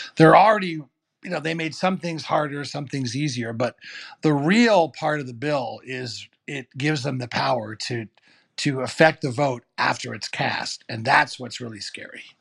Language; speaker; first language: English; native; English